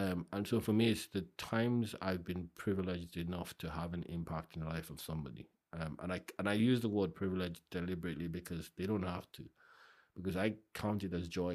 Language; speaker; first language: English; non-native, local second language; Yoruba